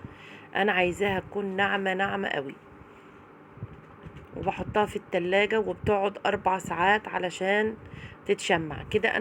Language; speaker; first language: Arabic; native; Arabic